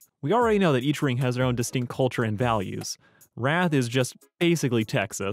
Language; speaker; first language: English; native; English